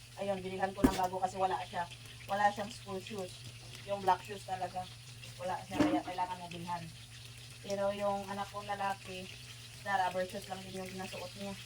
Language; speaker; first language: Filipino; non-native, local second language; Cebuano